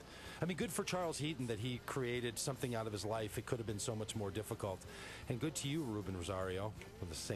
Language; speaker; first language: English; native; English